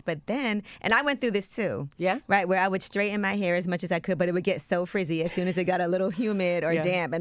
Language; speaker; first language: English; native; English